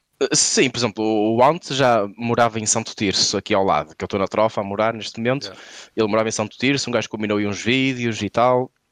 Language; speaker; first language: Portuguese; native; Portuguese